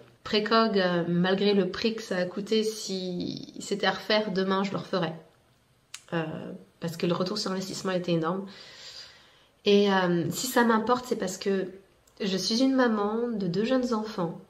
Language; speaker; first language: French; native; French